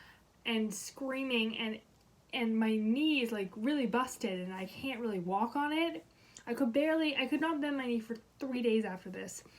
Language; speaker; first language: English; native; English